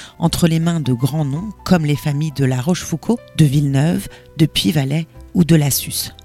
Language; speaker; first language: French; native; French